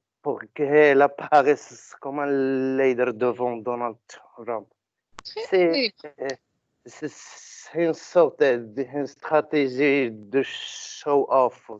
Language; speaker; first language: French; non-native, learner; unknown